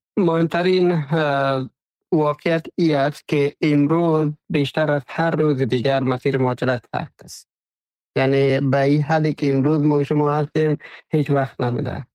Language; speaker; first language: Persian; native; Persian